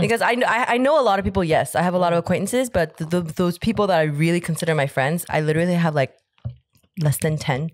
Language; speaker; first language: English; native; English